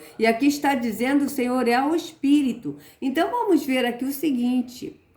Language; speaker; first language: Portuguese; native; Portuguese